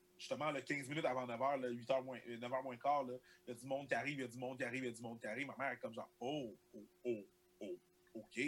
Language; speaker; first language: French; early bilingual, other home language; Haitian Creole